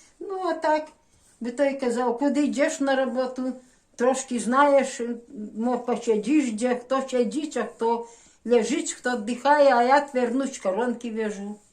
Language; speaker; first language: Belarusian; native; Belarusian